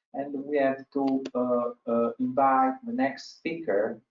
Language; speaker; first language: English; non-native, fluent; Italian